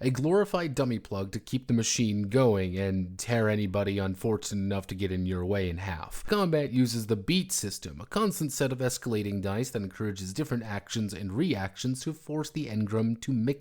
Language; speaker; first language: English; native; English